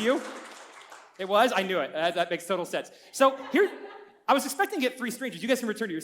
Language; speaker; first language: English; native; English